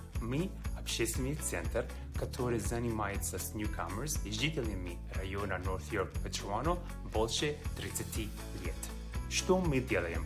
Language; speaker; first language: Russian; non-native, fluent; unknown